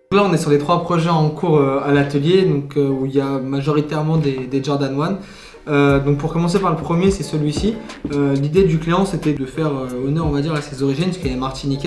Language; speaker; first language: French; native; French